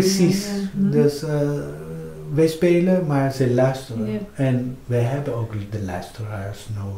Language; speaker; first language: Dutch; non-native, fluent; Spanish